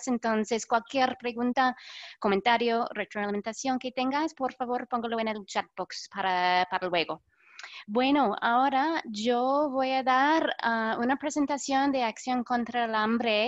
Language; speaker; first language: Spanish; non-native, fluent; English